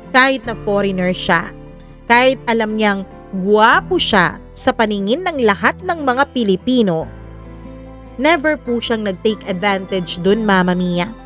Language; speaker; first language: Filipino; non-native, local second language; Cebuano